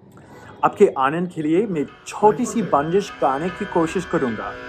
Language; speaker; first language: Hindi; non-native, fluent; English